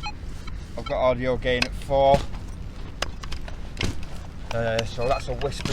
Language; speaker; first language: English; native; English